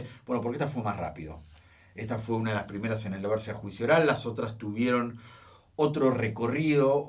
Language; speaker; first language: Spanish; native; Spanish